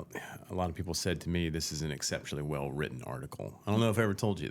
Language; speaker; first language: English; native; English